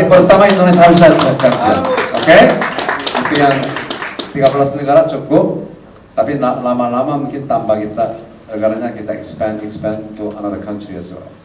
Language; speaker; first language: Indonesian; non-native, fluent; Korean